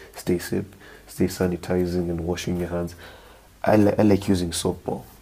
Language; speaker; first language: English; non-native, local second language; Luo (Kenya and Tanzania)